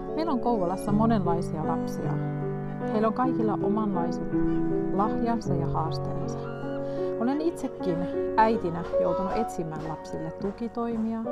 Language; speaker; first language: Finnish; non-native, fluent; English